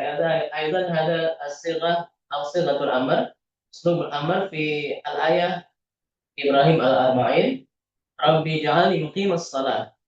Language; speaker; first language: Arabic; non-native, fluent; Indonesian